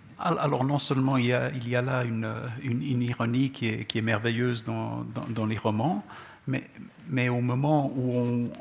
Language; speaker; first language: French; non-native, local second language; Czech